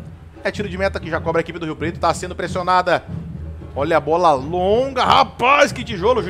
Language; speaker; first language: Portuguese; native; Portuguese